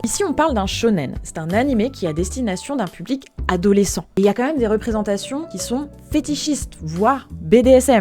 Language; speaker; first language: French; native; French